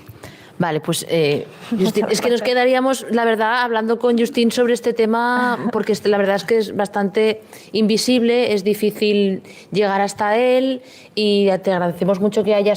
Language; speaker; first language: Spanish; native; Spanish